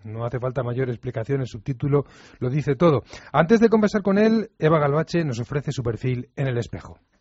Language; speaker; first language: Spanish; native; Spanish